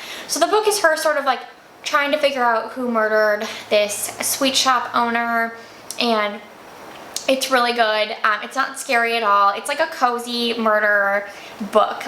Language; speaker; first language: English; native; English